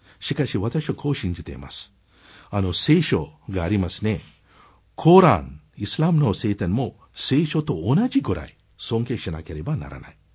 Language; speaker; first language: Japanese; non-native, fluent; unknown